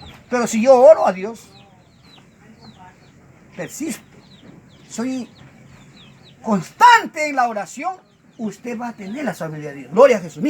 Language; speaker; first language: Spanish; native; Spanish